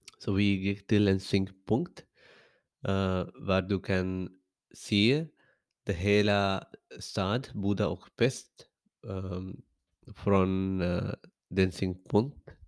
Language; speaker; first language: Swedish; non-native, learner; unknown